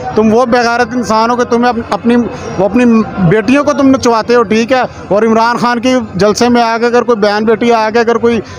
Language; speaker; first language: Urdu; non-native, local second language; Punjabi